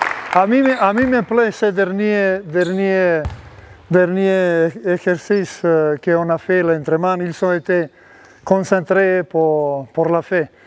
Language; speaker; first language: French; non-native, learner; Serbian